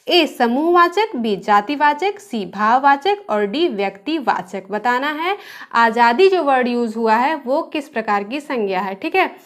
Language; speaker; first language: Hindi; native; Hindi